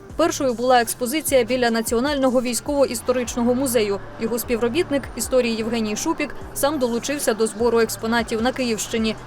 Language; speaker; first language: Ukrainian; native; Ukrainian